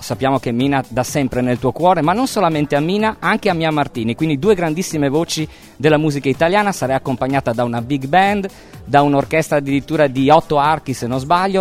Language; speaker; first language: Italian; native; Italian